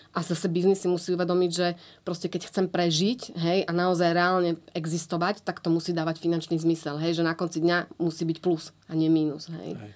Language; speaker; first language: Slovak; native; Slovak